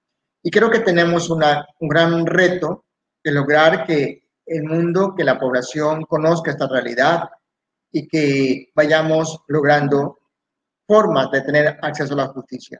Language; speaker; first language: Spanish; native; Spanish